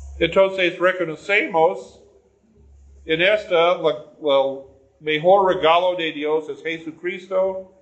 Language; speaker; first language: Spanish; non-native, learner; English